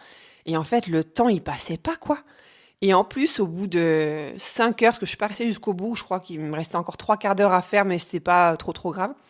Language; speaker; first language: French; native; French